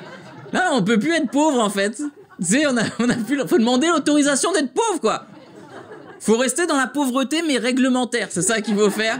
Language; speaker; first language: French; native; French